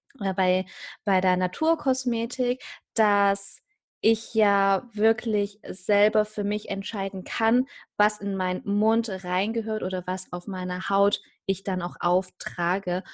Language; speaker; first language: German; native; German